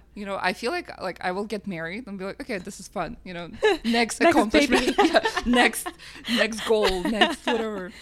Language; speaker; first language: English; non-native, fluent; Russian